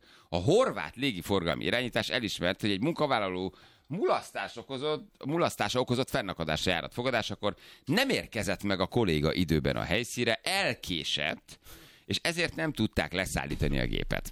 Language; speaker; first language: Hungarian; native; Hungarian